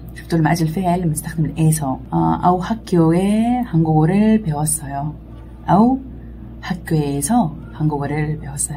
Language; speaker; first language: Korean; non-native, fluent; Arabic